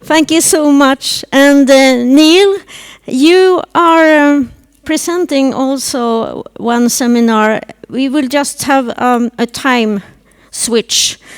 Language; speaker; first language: English; non-native, fluent; Swedish